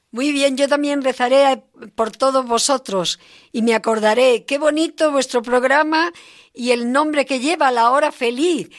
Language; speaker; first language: Spanish; native; Spanish